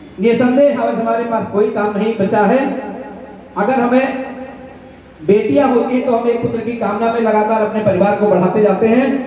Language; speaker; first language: Hindi; native; Hindi